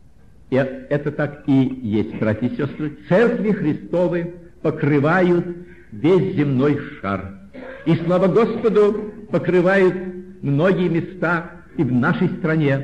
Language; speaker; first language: Russian; native; Russian